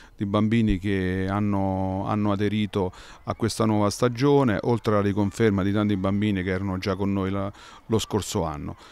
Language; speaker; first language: Italian; native; Italian